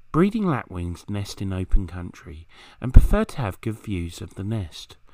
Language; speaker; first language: English; native; English